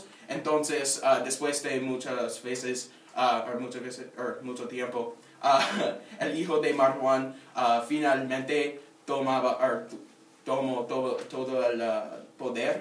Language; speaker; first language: Spanish; non-native, learner; English